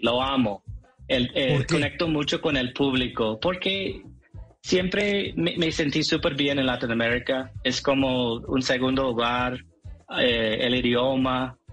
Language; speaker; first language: Spanish; non-native, fluent; English